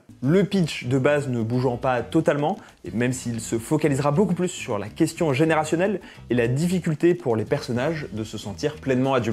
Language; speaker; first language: French; native; French